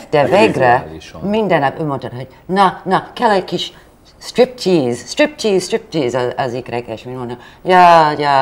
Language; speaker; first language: Hungarian; non-native, fluent; English